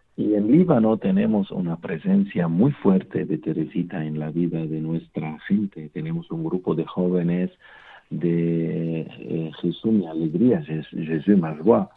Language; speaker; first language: Spanish; non-native, fluent; Arabic